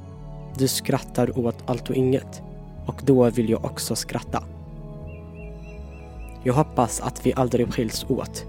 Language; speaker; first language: Swedish; non-native, fluent; Tigrinya